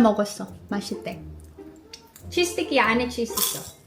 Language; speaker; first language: Korean; non-native, fluent; Filipino